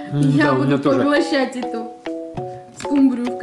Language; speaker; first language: Russian; native; Russian